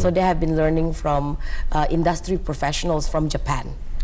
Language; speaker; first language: English; non-native, local second language; Malay